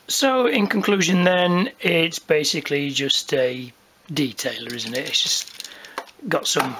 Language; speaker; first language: English; native; English